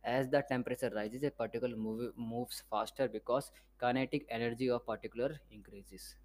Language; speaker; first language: English; non-native, local second language; Hindi